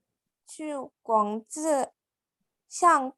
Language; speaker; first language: Chinese; non-native, learner; Sinhala